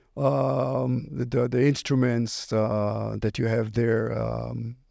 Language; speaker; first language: English; non-native, fluent; Hebrew